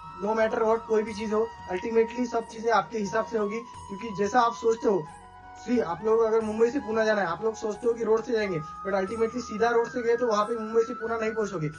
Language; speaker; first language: Hindi; non-native, local second language; Marathi